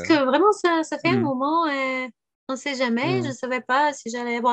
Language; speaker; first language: French; non-native, fluent; Bulgarian